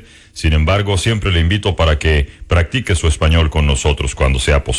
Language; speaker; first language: Spanish; native; Spanish